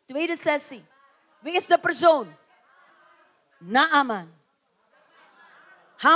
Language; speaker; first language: Dutch; non-native, learner; Indonesian